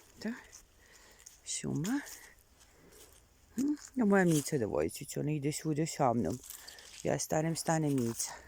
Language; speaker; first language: Bosnian; native; Bosnian